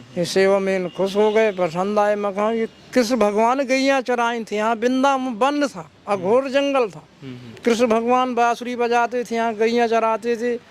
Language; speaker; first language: Hindi; native; Hindi